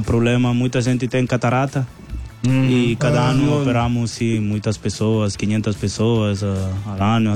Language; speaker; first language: Portuguese; non-native, fluent; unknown